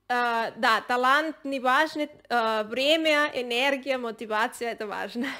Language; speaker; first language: Russian; non-native, learner; Spanish